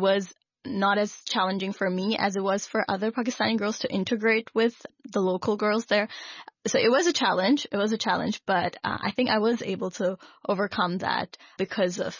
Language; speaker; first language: English; non-native, local second language; Urdu